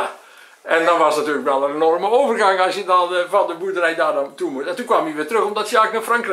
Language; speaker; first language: Dutch; native; Dutch